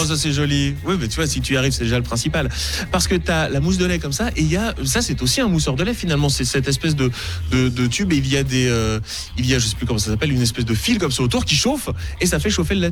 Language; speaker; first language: French; native; French